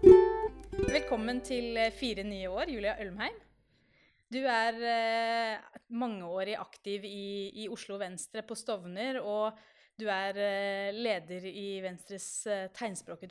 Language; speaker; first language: Norwegian; native; Norwegian